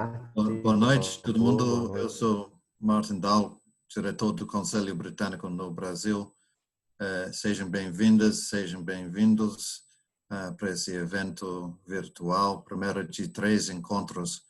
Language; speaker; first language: Portuguese; non-native, fluent; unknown